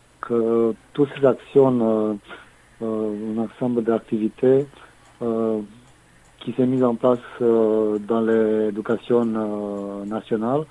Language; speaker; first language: French; non-native, fluent; Romanian